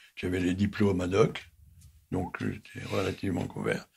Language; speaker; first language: French; native; French